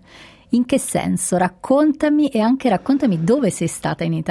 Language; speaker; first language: Italian; native; Italian